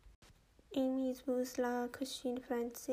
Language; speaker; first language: French; non-native, learner; English